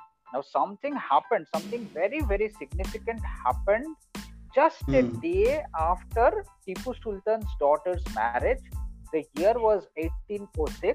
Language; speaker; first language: English; non-native, local second language; Bangla